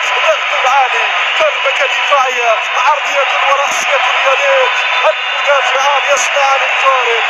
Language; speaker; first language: Arabic; native; Arabic